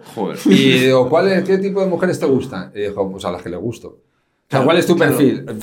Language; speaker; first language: Spanish; native; Spanish